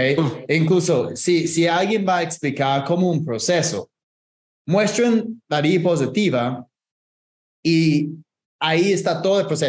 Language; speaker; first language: Spanish; non-native, fluent; English